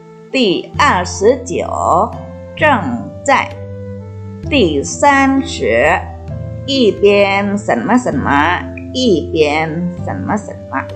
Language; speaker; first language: Chinese; non-native, fluent; Indonesian